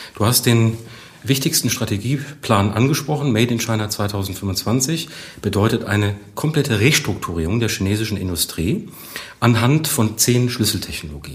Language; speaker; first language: German; native; German